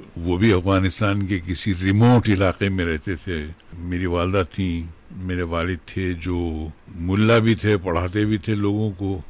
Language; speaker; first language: Hindi; native; Hindi